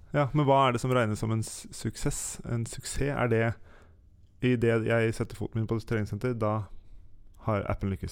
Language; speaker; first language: Norwegian; native; Norwegian